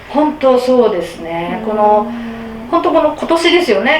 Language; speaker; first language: Japanese; native; Japanese